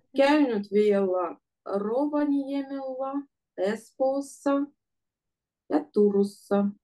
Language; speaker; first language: Finnish; non-native, learner; Russian